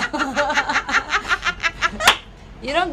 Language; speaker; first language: English; non-native, fluent; Portuguese